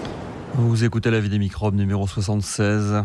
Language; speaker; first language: French; native; French